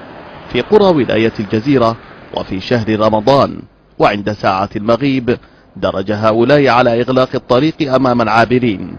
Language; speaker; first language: Arabic; native; Arabic